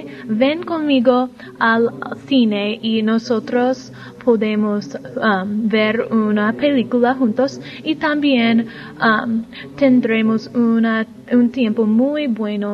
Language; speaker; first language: Spanish; non-native, learner; English